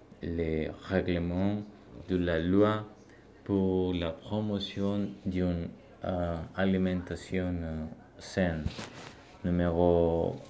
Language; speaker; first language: French; non-native, learner; Spanish